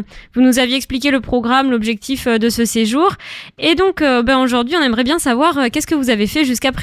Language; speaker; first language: French; native; French